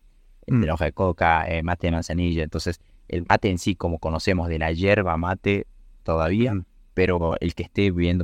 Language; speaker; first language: Spanish; native; Spanish